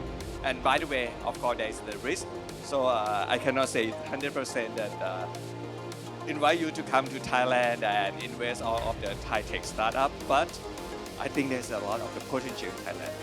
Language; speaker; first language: English; non-native, learner; Thai